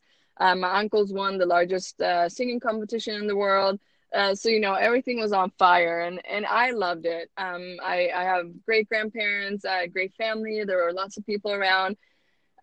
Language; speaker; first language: English; non-native, fluent; Swedish